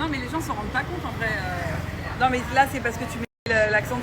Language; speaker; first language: French; native; French